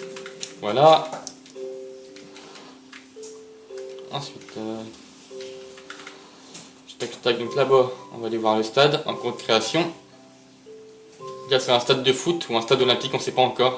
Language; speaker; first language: French; native; French